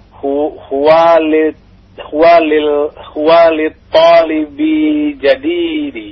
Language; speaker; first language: Arabic; non-native, learner; Indonesian